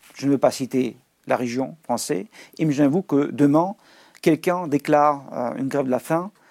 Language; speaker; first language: French; non-native, fluent; Russian